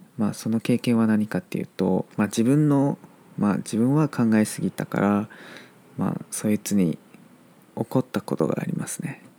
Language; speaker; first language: Japanese; non-native, fluent; Chinese